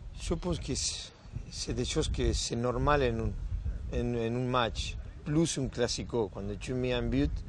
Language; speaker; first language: French; non-native, learner; Spanish